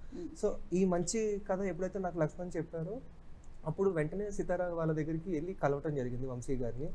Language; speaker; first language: Telugu; native; Telugu